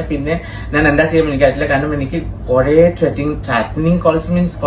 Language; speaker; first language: Malayalam; non-native, learner; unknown